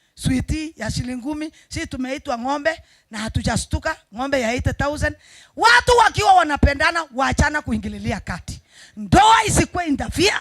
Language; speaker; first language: Swahili; non-native, local second language; Kalenjin